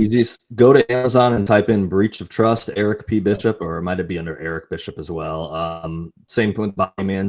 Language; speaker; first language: English; native; English